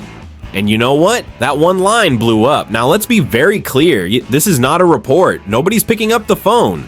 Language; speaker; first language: English; native; English